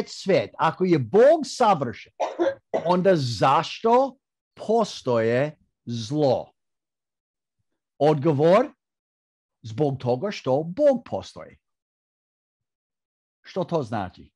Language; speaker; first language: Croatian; early bilingual, heritage; Croatian